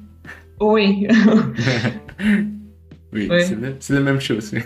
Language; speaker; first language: French; non-native, learner; German